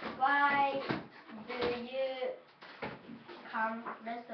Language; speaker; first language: English; non-native, learner; Japanese